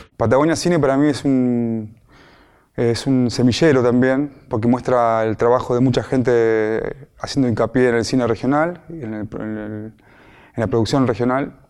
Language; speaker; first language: Spanish; native; Spanish